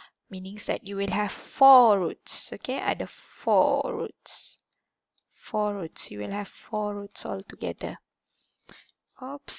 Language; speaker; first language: English; non-native, local second language; Malay